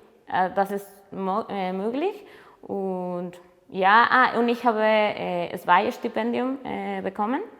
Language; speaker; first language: German; non-native, learner; Spanish